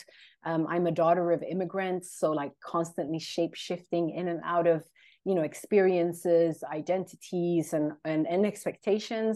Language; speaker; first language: English; non-native, fluent; Swedish